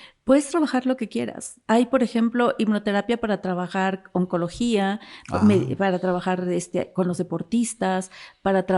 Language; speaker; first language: Spanish; native; Spanish